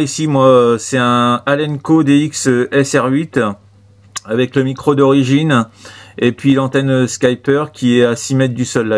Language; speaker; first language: French; native; French